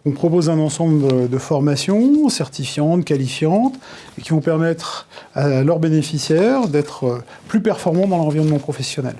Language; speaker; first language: French; native; French